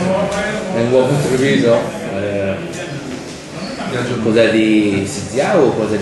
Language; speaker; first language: Italian; non-native, learner; English